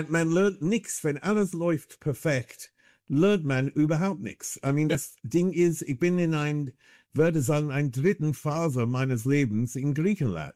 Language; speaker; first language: German; non-native, fluent; English